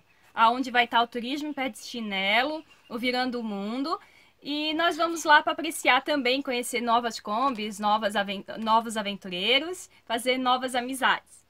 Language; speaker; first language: Portuguese; native; Portuguese